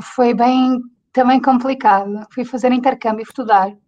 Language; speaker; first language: Portuguese; native; Portuguese